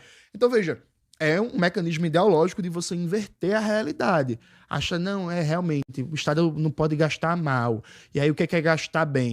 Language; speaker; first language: Portuguese; native; Portuguese